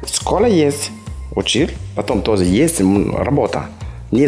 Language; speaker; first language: Russian; non-native, learner; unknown